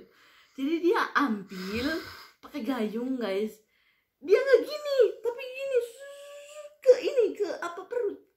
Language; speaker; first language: Indonesian; non-native, local second language; Javanese